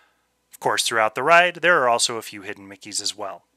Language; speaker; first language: English; native; English